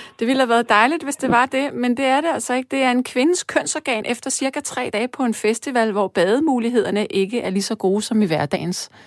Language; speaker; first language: Danish; native; Danish